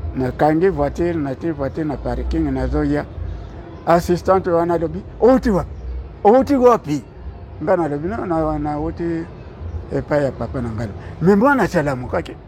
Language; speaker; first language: Lingala; non-native, local second language; Kongo